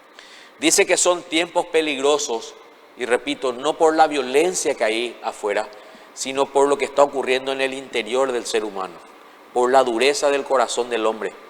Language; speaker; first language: Spanish; native; Spanish